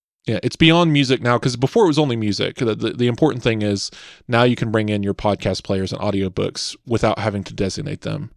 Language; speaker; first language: English; native; English